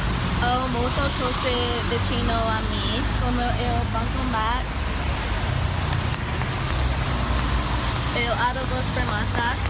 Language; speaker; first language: Italian; non-native, learner; English